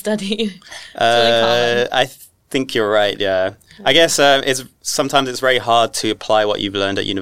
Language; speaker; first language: English; native; English